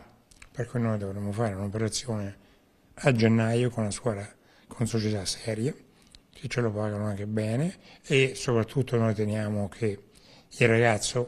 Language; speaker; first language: Italian; native; Italian